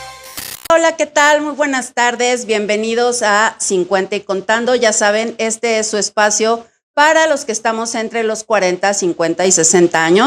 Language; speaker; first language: Spanish; native; Spanish